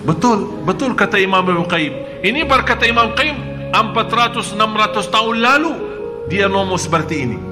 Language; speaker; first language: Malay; non-native, fluent; Arabic